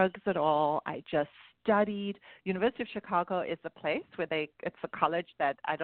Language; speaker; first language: English; native; English